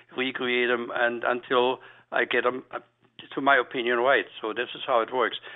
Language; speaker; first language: English; non-native, fluent; German